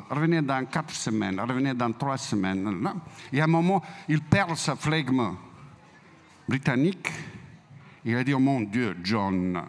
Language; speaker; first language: French; non-native, fluent; Croatian